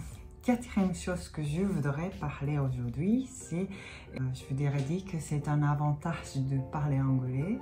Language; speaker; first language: French; non-native, fluent; Japanese